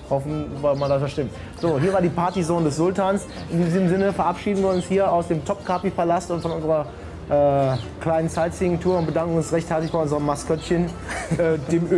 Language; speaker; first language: German; native; German